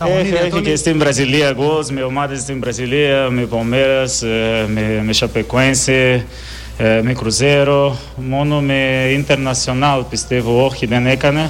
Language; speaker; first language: Greek; non-native, learner; Portuguese